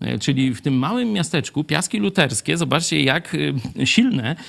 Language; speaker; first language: Polish; native; Polish